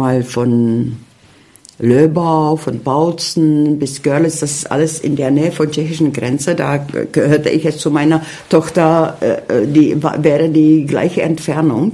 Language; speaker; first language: German; early bilingual, heritage; Czech